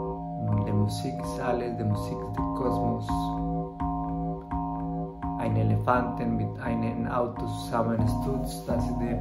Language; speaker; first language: German; non-native, learner; Spanish